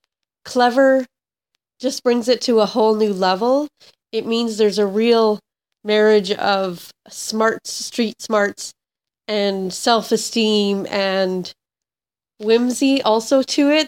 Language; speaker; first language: English; native; English